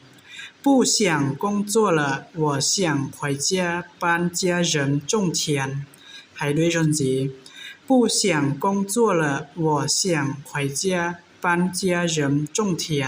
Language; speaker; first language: Chinese; non-native, learner; Hmong